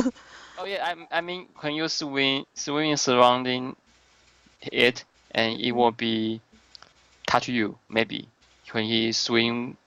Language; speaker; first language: English; non-native, learner; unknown